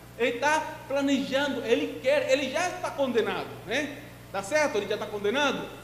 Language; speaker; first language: Portuguese; non-native, fluent; Spanish